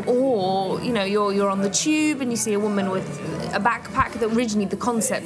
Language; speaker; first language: English; native; English